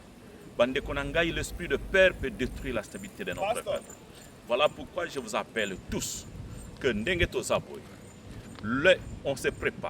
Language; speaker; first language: French; non-native, local second language; Lingala